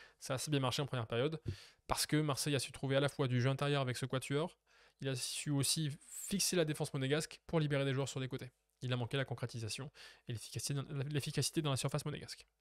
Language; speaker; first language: French; native; French